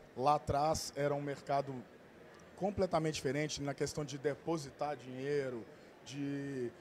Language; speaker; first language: Portuguese; native; Portuguese